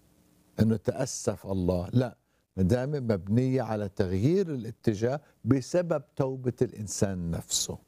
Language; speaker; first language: Arabic; native; Arabic